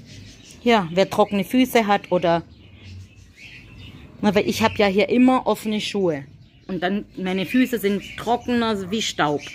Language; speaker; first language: German; native; German